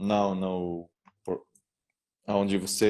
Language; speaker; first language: Portuguese; non-native, learner; Spanish